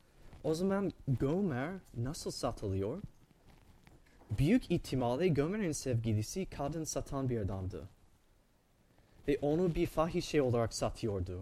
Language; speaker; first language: Turkish; non-native, fluent; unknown